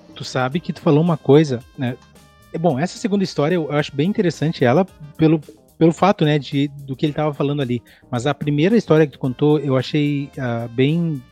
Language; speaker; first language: Portuguese; native; Portuguese